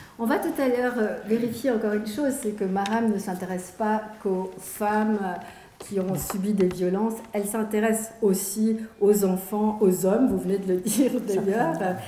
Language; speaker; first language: French; native; French